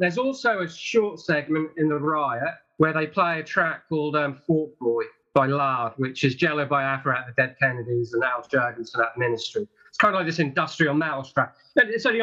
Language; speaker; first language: English; native; English